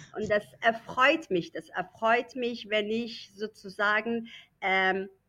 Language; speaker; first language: German; native; German